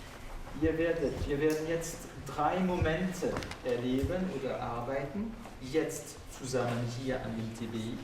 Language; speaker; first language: German; non-native, fluent; French